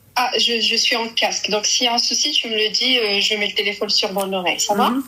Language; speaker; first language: French; early bilingual, other home language; Arabic